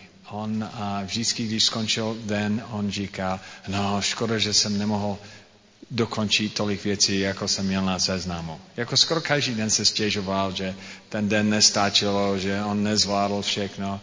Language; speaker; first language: Czech; non-native, fluent; English